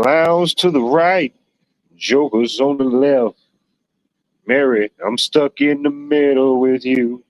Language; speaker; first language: English; native; English